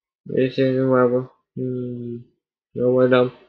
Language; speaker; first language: Spanish; non-native, learner; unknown